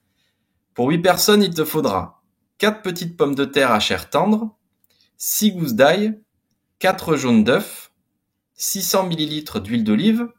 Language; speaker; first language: French; native; French